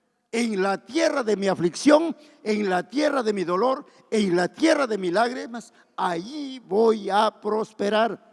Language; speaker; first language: Spanish; native; Spanish